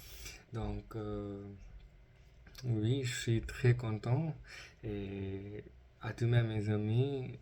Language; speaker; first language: French; non-native, learner; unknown